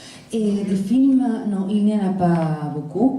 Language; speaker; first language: French; non-native, fluent; Spanish